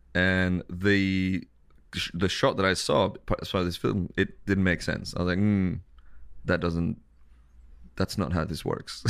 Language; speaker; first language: English; non-native, fluent; Dutch